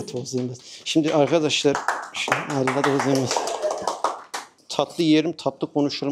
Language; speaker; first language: Turkish; native; Turkish